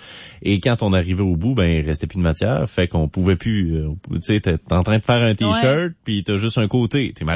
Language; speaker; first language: French; native; French